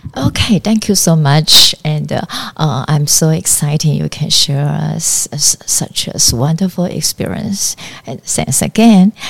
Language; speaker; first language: English; non-native, learner; Chinese